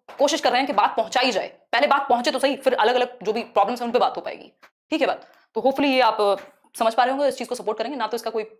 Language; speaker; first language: Hindi; native; Hindi